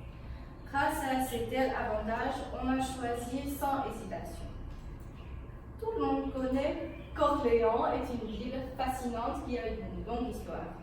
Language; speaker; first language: French; non-native, fluent; Chinese